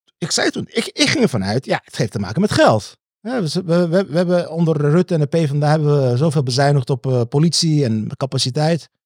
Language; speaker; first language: Dutch; early bilingual, other home language; Turkish